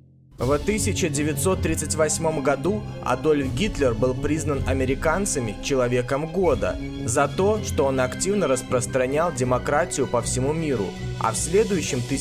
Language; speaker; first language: Russian; native; Russian